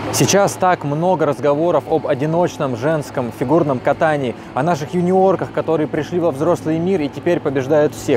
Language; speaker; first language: Russian; native; Russian